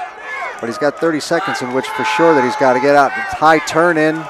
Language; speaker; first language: English; native; English